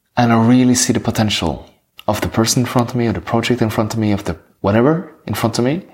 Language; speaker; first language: English; non-native, fluent; Norwegian